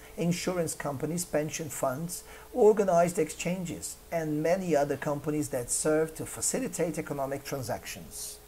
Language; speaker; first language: English; non-native, fluent; Portuguese